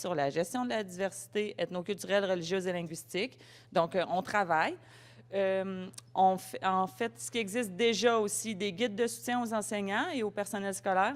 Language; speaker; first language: French; native; French